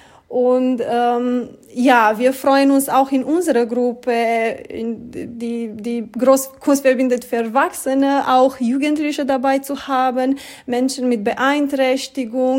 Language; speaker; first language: German; non-native, fluent; Romanian